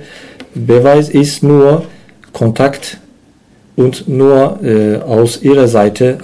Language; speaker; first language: German; non-native, learner; Turkish